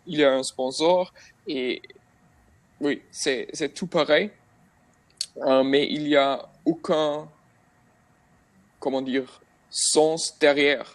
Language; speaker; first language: French; non-native, fluent; German